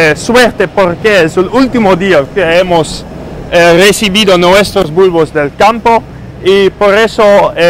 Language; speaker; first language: Spanish; non-native, learner; Dutch